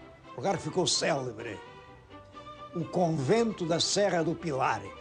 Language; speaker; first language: Portuguese; native; Portuguese